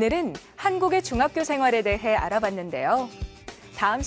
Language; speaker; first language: Korean; native; Korean